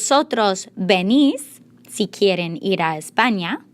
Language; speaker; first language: Spanish; non-native, fluent; English